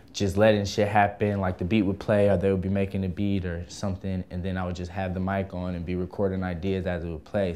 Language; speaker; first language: English; native; English